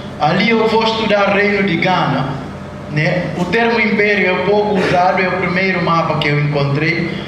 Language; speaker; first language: Portuguese; non-native, local second language; Upper Guinea Crioulo